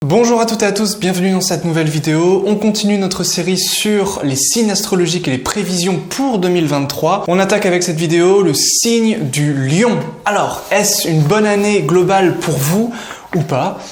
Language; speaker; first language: French; native; French